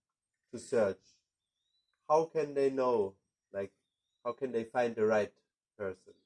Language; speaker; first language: English; non-native, fluent; German